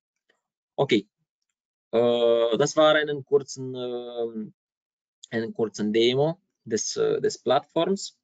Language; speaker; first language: German; non-native, fluent; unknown